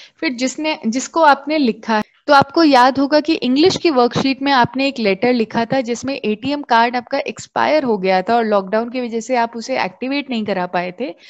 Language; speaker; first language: Hindi; native; Hindi